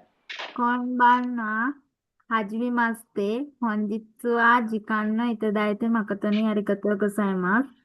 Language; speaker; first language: Japanese; non-native, learner; Sinhala